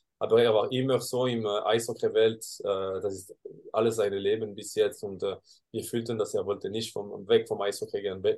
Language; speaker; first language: German; non-native, local second language; French